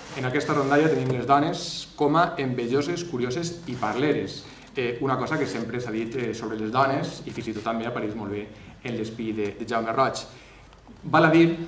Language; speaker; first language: Catalan; native; Catalan